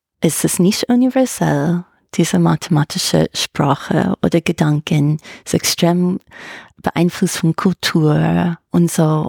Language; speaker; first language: German; non-native, fluent; English